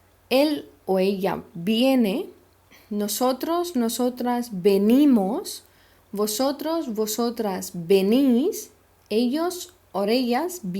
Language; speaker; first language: Spanish; non-native, fluent; Hindi